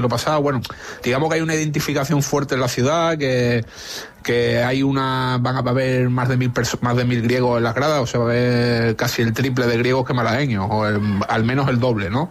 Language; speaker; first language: Spanish; native; Spanish